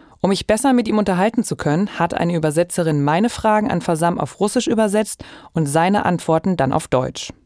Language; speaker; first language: German; native; German